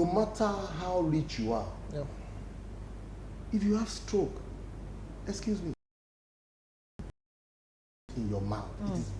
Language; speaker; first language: English; non-native, local second language; Yoruba